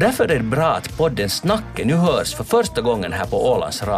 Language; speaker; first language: Swedish; native; Swedish